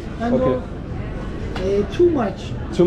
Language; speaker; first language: English; non-native, learner; Turkish